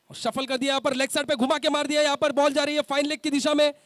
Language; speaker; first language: Hindi; non-native, local second language; Marathi